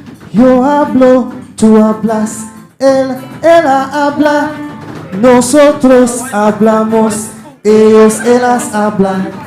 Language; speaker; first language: Spanish; non-native, learner; English